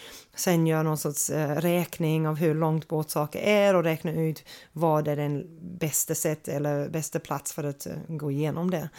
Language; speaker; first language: Swedish; non-native, fluent; English